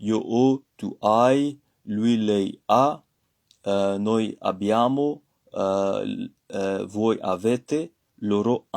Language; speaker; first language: Italian; non-native, fluent; French